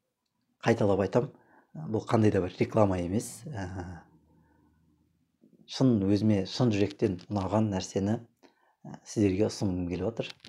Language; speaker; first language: Kazakh; native; Kazakh